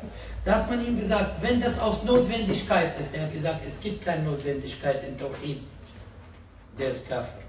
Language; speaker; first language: German; non-native, fluent; Arabic